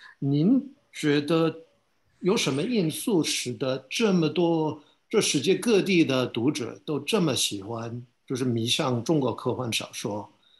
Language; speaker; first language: Chinese; non-native, fluent; English